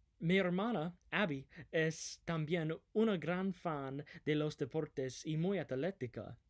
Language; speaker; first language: Spanish; non-native, learner; English